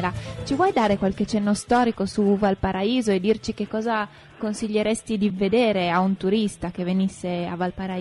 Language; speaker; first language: Italian; native; Italian